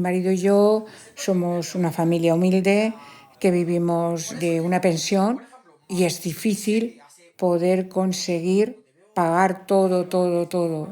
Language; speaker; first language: Spanish; native; Spanish